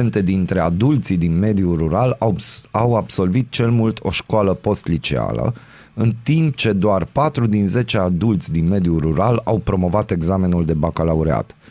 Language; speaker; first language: Romanian; non-native, local second language; Hungarian